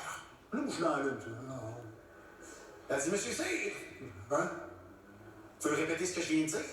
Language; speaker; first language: French; native; French